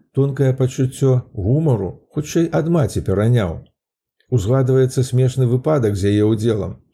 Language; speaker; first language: Belarusian; native; Belarusian